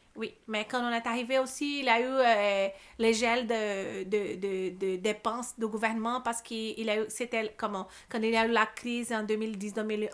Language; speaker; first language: French; non-native, learner; Portuguese